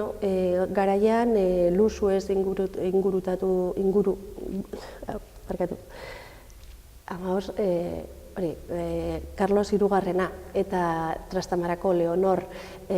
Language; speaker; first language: Basque; non-native, local second language; Spanish